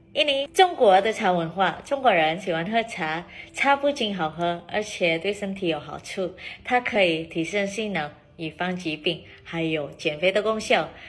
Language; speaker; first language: Chinese; non-native, learner; Indonesian